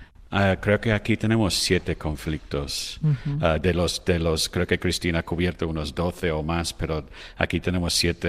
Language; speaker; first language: Spanish; non-native, fluent; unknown